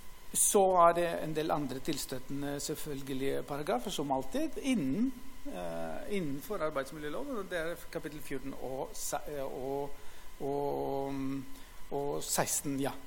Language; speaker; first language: Norwegian; non-native, fluent; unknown